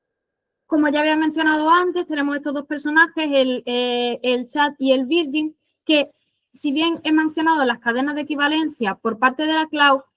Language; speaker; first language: Spanish; native; Spanish